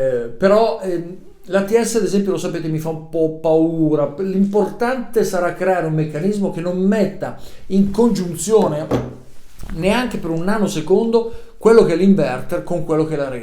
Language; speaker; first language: Italian; native; Italian